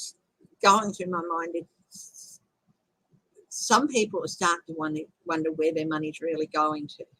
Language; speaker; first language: English; native; English